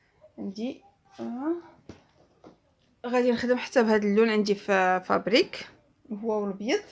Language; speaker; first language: Arabic; native; Arabic